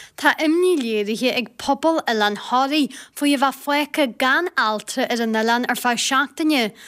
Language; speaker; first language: Irish; native; Irish